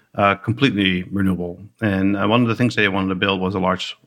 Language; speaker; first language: English; non-native, fluent; Dutch